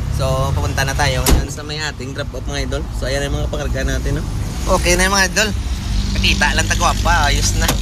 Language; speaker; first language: Filipino; non-native, local second language; Hiligaynon